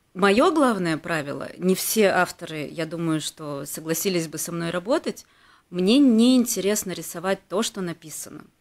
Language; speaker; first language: Russian; native; Russian